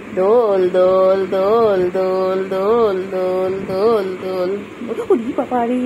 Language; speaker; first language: Hindi; non-native, local second language; Bangla